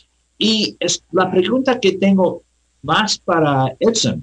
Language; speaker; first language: Spanish; non-native, learner; English